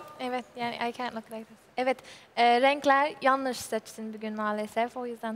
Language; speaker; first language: Turkish; non-native, learner; English